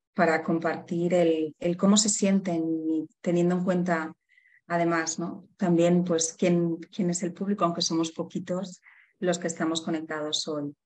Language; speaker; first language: Spanish; native; Spanish